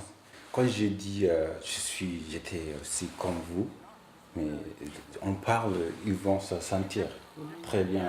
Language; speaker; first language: French; non-native, learner; Arabic